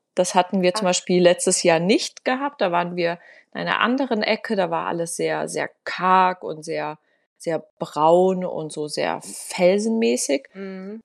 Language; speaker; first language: German; native; German